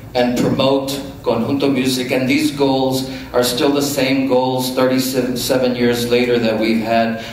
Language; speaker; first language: English; native; English